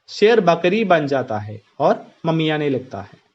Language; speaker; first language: Hindi; non-native, local second language; Malayalam